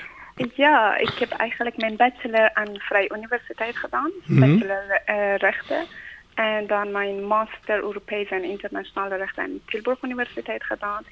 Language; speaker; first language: Dutch; non-native, learner; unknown